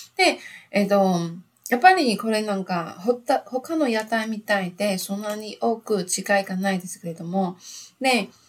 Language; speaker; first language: Japanese; non-native, learner; Chinese